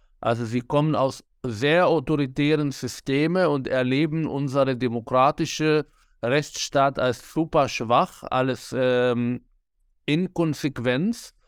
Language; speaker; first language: German; non-native, fluent; Arabic